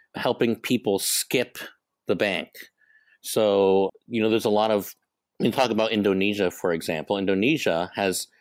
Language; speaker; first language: English; non-native, local second language; Cantonese